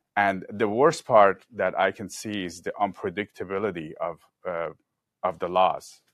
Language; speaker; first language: English; non-native, fluent; Persian